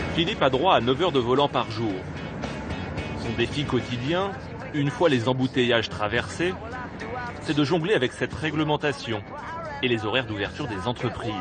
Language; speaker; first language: French; native; French